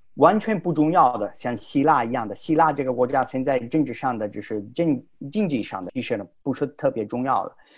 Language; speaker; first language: Chinese; non-native, fluent; Italian